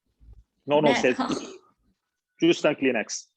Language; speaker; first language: French; non-native, fluent; Arabic